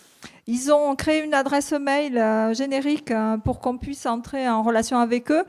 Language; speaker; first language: French; native; French